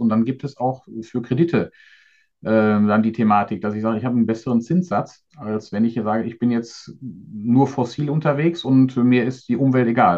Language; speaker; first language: German; native; German